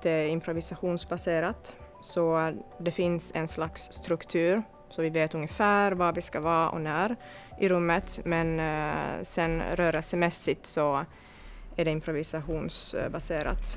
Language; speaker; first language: Swedish; non-native, fluent; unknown